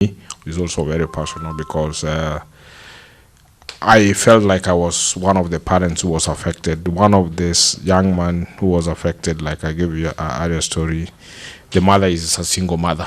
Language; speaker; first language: English; non-native, local second language; Gusii